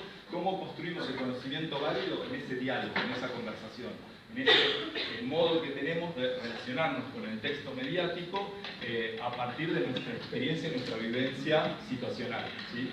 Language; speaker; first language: Spanish; native; Spanish